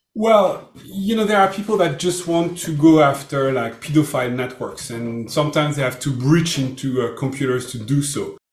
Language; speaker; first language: English; non-native, fluent; French